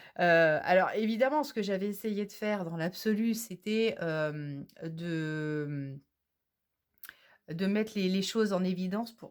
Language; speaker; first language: French; native; French